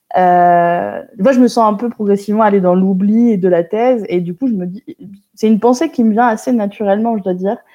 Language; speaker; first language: French; native; French